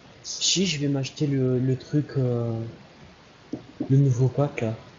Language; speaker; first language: French; native; French